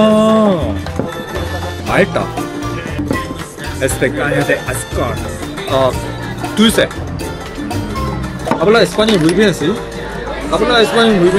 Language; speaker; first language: Spanish; non-native, learner; Korean